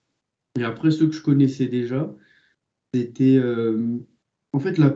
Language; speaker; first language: French; native; French